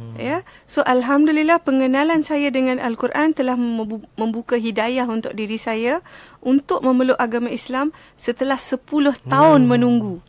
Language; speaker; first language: Malay; non-native, local second language; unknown